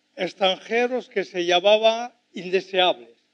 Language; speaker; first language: Spanish; non-native, fluent; French